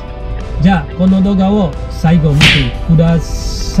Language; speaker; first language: Japanese; non-native, fluent; Indonesian